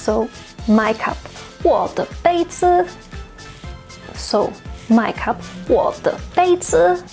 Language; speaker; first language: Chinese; non-native, fluent; German